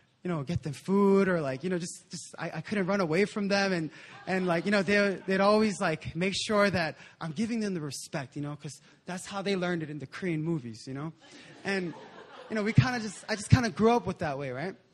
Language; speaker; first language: English; native; English